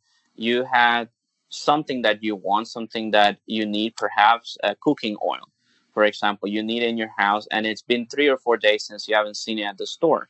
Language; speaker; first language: English; non-native, fluent; Spanish